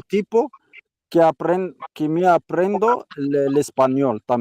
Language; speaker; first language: Spanish; non-native, learner; Arabic